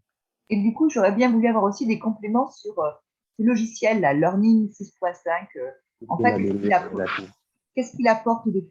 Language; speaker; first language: French; native; French